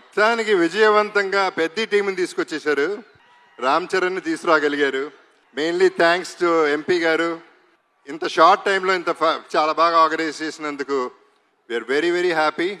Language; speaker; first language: Telugu; native; Telugu